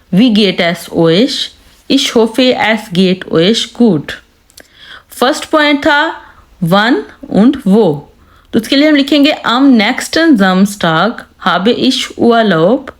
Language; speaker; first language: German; non-native, fluent; Urdu